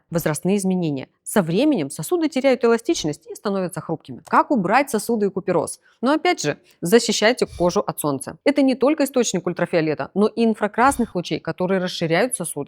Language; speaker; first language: Russian; native; Russian